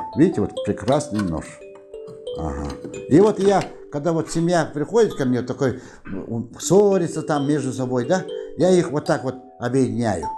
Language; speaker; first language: Russian; non-native, local second language; Yakut